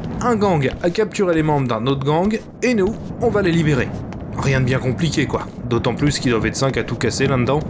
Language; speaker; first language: French; native; French